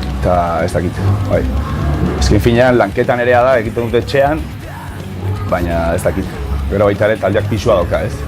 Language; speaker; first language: Basque; non-native, local second language; Spanish